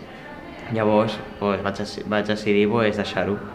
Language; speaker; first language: Catalan; non-native, local second language; Spanish